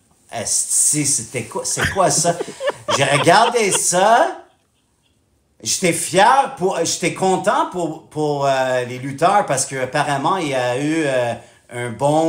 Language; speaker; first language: French; non-native, fluent; English